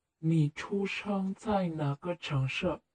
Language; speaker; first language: Chinese; non-native, learner; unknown